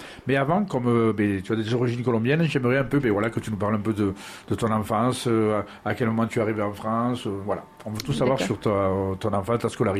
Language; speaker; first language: French; native; French